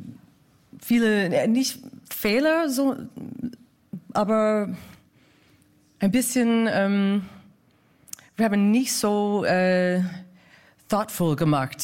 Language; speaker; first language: German; non-native, fluent; English